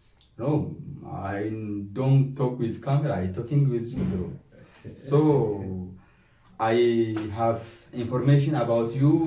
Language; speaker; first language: English; non-native, learner; Oromo